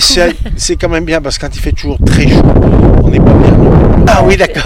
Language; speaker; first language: French; native; French